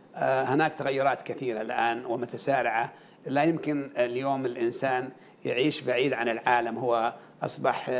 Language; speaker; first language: Arabic; native; Arabic